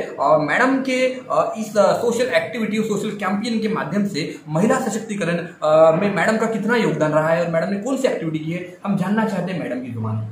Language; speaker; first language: Hindi; native; Hindi